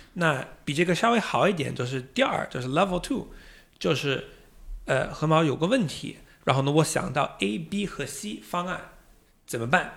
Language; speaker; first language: Chinese; non-native, fluent; English